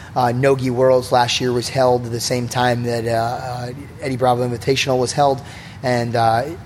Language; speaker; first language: English; native; English